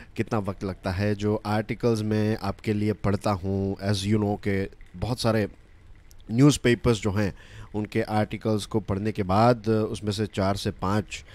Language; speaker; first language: Hindi; non-native, local second language; Gujarati